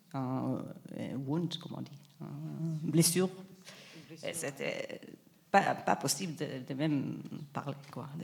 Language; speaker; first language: French; non-native, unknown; Hebrew